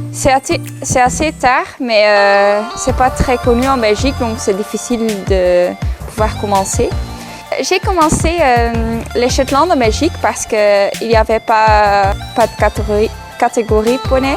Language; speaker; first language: French; non-native, local second language; Dutch